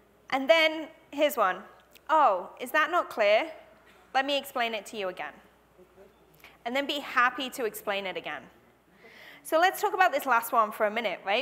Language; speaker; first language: English; native; English